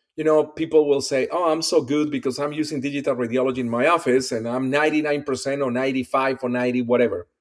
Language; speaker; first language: English; non-native, fluent; Spanish